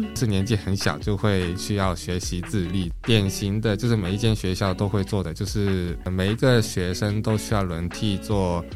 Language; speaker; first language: Chinese; non-native, local second language; Japanese